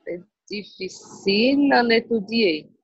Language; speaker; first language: French; non-native, learner; Portuguese